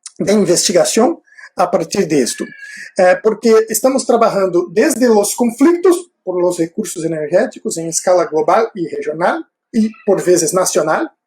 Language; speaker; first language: Spanish; non-native, fluent; Portuguese